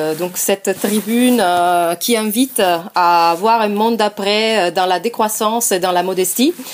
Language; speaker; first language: French; non-native, fluent; Italian